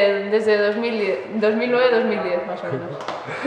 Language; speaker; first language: Spanish; native; Spanish